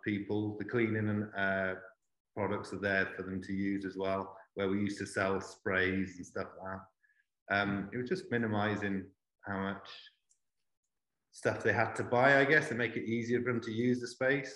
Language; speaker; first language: English; native; English